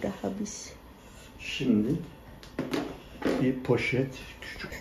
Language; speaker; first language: Turkish; native; Turkish